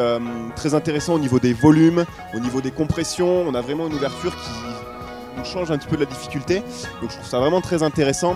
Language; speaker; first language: French; native; French